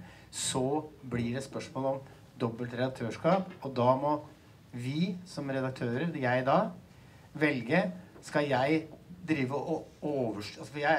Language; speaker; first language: Norwegian; native; Norwegian